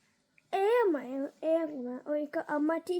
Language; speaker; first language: Telugu; early bilingual, heritage; Telugu